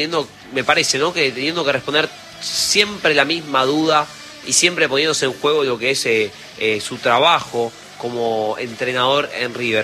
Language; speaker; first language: Spanish; native; Spanish